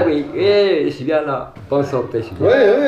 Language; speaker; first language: French; non-native, learner; Arabic